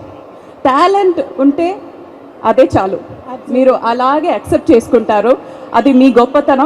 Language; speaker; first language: Telugu; non-native, learner; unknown